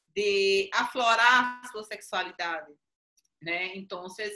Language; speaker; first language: Spanish; non-native, learner; Portuguese